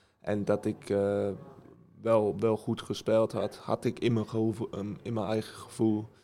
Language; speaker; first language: Dutch; early bilingual, heritage; Dutch